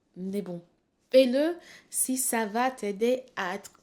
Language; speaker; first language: French; non-native, fluent; English